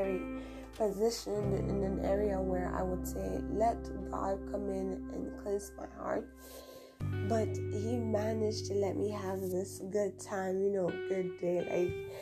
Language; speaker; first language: English; non-native, local second language; Swahili